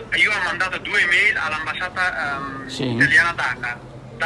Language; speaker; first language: Italian; non-native, fluent; Bangla